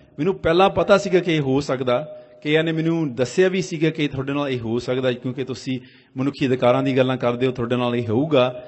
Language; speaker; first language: Punjabi; early bilingual, heritage; Punjabi